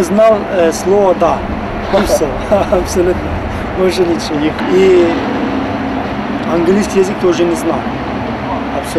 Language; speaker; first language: Ukrainian; non-native, learner; Turkish